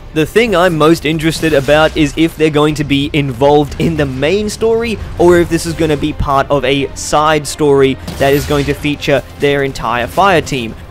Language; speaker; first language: English; native; English